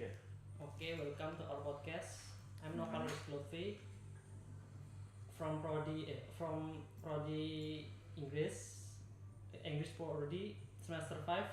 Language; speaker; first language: English; non-native, learner; Indonesian